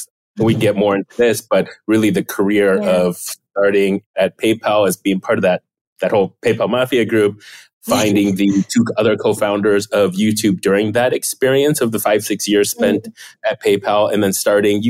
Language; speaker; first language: English; early bilingual, other home language; Chinese